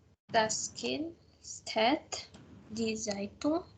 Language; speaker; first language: German; non-native, learner; Indonesian